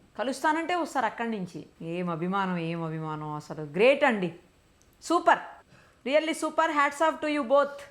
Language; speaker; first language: Telugu; native; Telugu